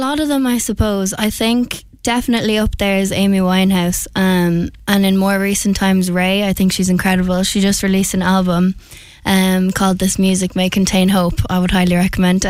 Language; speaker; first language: English; native; English